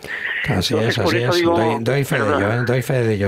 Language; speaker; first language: Spanish; native; Spanish